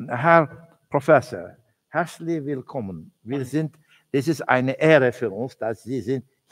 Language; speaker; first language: German; non-native, learner; Turkish